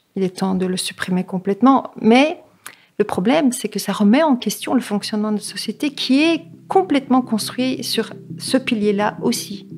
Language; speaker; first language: French; native; French